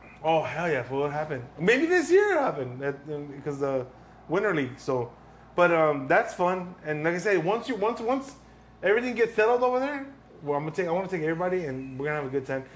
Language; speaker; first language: English; early bilingual, other home language; Spanish